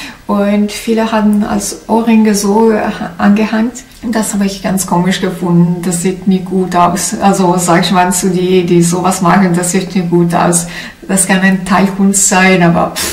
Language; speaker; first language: German; non-native, learner; Italian